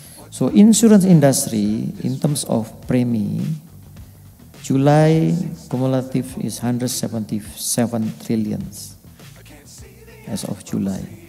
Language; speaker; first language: English; non-native, fluent; Indonesian